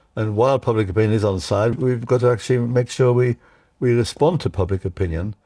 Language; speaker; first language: English; early bilingual, other home language; Czech